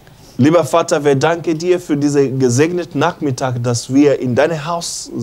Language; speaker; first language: German; non-native, learner; English